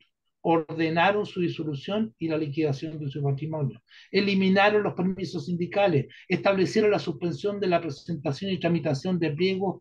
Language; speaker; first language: Spanish; native; Spanish